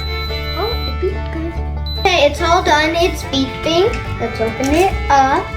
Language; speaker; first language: English; native; English